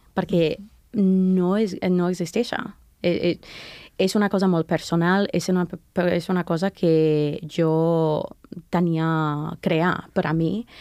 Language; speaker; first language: Catalan; non-native, fluent; English